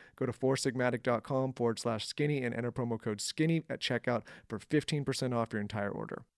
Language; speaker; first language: English; native; English